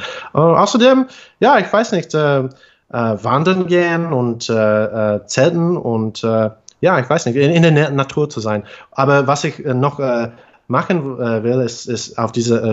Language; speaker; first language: German; non-native, fluent; English